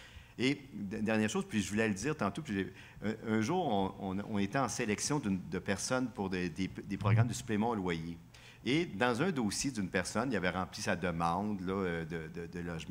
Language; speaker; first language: French; native; French